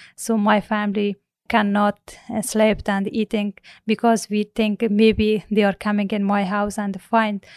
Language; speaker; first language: English; non-native, learner; Persian